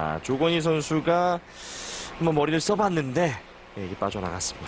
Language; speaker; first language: Korean; native; Korean